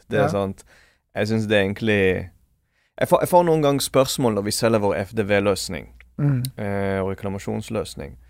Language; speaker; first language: Norwegian; non-native, fluent; Hebrew